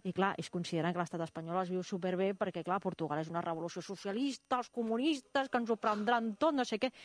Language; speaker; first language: Catalan; native; Catalan